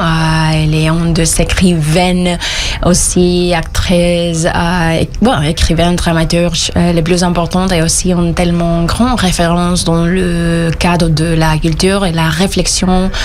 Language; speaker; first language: French; non-native, fluent; Spanish